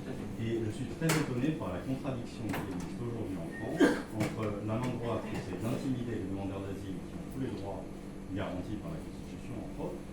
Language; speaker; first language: French; native; French